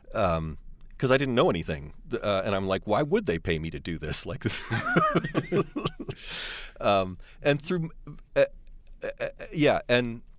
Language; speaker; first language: English; native; English